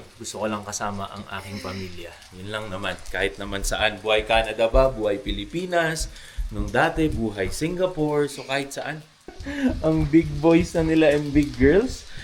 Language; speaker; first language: Filipino; non-native, local second language; Hiligaynon